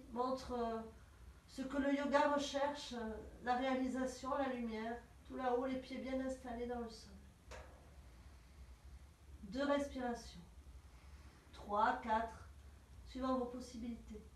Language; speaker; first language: French; native; French